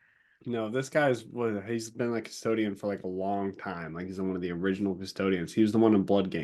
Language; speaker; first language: English; native; English